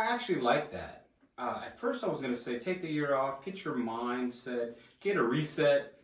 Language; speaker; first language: English; native; English